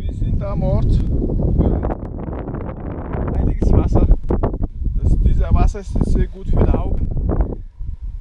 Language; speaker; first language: German; non-native, learner; Mongolian